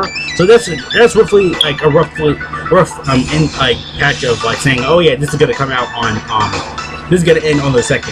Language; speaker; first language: English; native; English